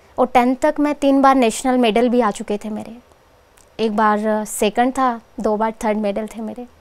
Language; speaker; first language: Hindi; native; Hindi